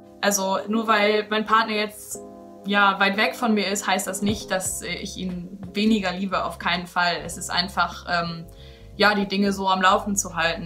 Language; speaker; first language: German; native; German